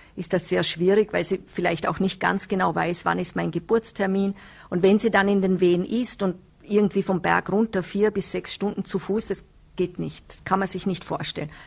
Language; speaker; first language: German; native; German